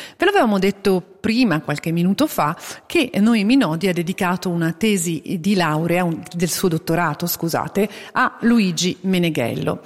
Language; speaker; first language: Italian; native; Italian